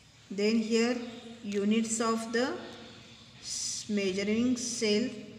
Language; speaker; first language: English; non-native, local second language; Marathi